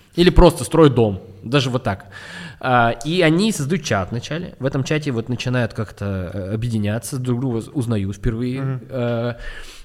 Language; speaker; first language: Russian; native; Russian